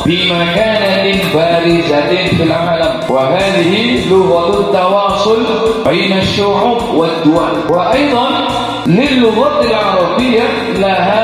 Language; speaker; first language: Arabic; non-native, fluent; Indonesian